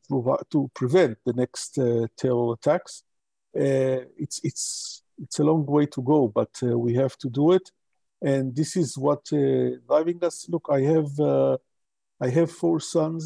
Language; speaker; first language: English; non-native, local second language; Hebrew